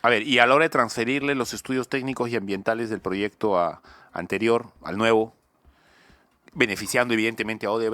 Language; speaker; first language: Spanish; native; Spanish